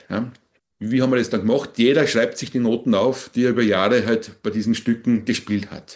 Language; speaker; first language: German; native; German